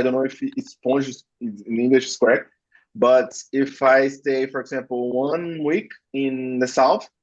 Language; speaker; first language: English; non-native, learner; Portuguese